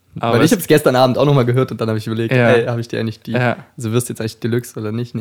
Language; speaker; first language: German; native; German